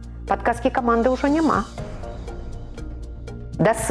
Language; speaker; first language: Belarusian; native; Belarusian